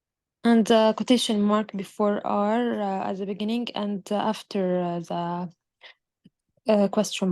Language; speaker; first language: English; non-native, learner; Arabic